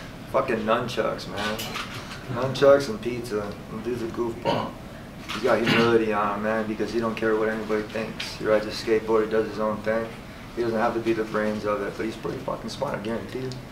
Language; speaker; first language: English; native; English